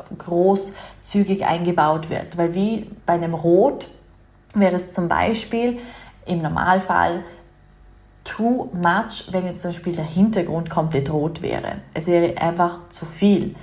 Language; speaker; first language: German; native; German